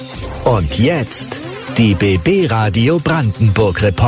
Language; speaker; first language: German; native; German